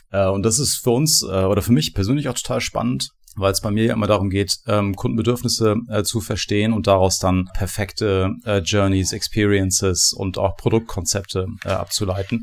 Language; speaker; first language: German; native; German